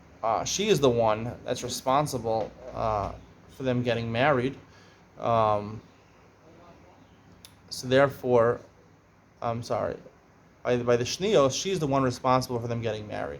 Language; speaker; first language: English; native; English